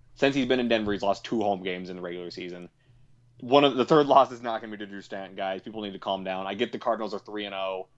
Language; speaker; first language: English; native; English